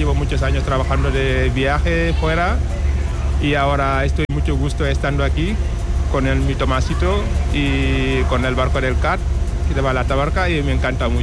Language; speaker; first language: Spanish; non-native, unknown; Wolof